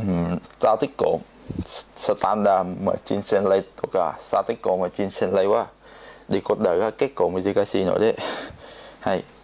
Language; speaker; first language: Japanese; non-native, learner; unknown